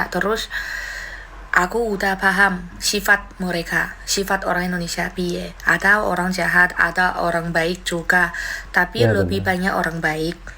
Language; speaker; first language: Indonesian; non-native, learner; Chinese